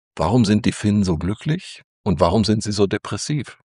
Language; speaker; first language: German; native; German